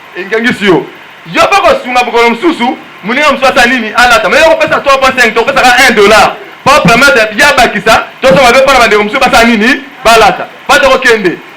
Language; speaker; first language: Lingala; native; Lingala